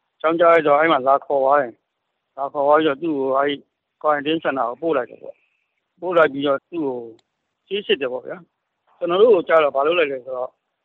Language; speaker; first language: Burmese; native; Burmese